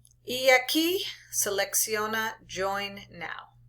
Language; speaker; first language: Spanish; non-native, local second language; English